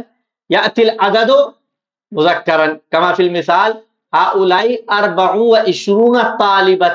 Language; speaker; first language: Arabic; non-native, fluent; Urdu